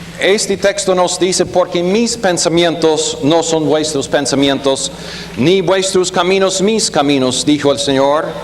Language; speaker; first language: Spanish; non-native, fluent; German